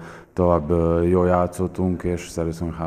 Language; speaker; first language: Hungarian; non-native, learner; Serbian